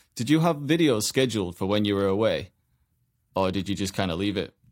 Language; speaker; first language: English; native; English